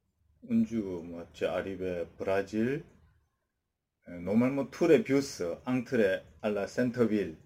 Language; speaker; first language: French; non-native, learner; Korean